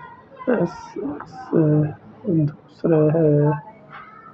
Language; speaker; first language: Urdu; non-native, local second language; Punjabi